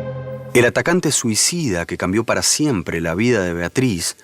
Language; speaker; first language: Spanish; native; Spanish